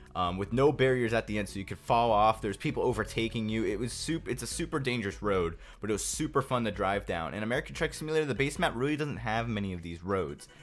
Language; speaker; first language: English; native; English